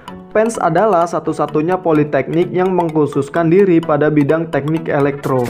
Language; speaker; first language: Indonesian; native; Indonesian